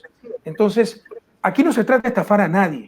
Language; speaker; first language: Spanish; native; Spanish